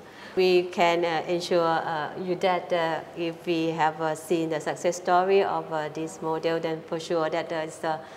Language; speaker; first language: English; non-native, fluent; Thai